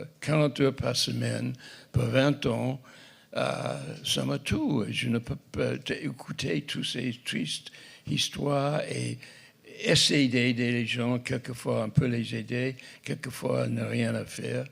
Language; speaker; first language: French; non-native, fluent; English